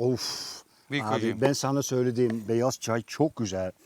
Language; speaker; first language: Turkish; non-native, fluent; Dutch